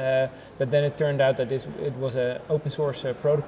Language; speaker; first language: English; non-native, fluent; Dutch